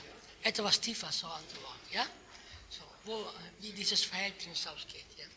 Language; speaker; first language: German; non-native, learner; Italian